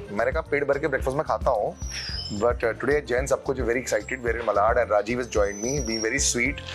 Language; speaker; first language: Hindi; non-native, local second language; Bangla